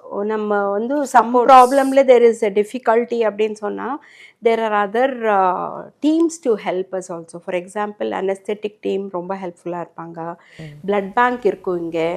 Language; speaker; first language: Tamil; native; Tamil